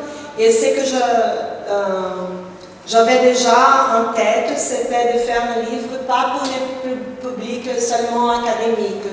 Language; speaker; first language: French; non-native, fluent; Portuguese